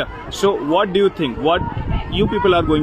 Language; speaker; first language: English; non-native, local second language; Hindi